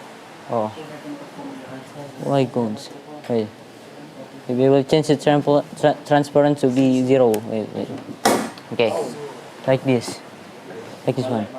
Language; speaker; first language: English; non-native, learner; Indonesian